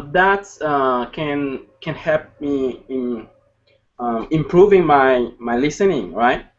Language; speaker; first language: English; non-native, learner; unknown